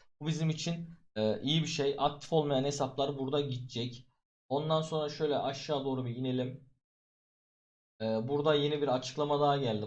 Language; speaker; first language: Turkish; native; Turkish